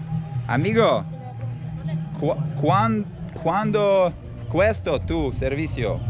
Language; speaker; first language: Spanish; non-native, learner; English